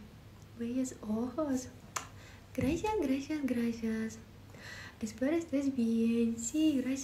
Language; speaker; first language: Spanish; non-native, learner; Ukrainian